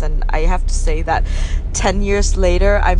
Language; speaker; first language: English; non-native, local second language; Min Nan Chinese